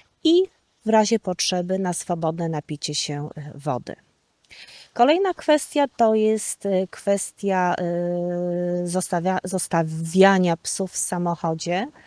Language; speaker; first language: Polish; native; Polish